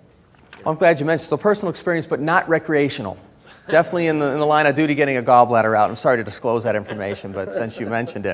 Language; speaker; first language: English; native; English